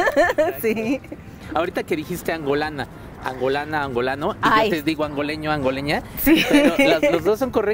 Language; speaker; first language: Spanish; native; Spanish